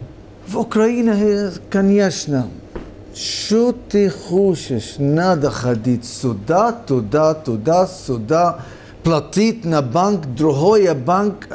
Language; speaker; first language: Ukrainian; non-native, learner; English